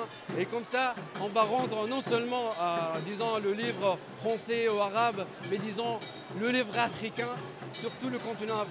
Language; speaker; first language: French; non-native, local second language; Arabic